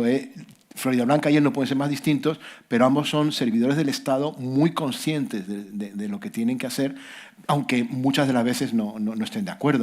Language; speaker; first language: Spanish; native; Spanish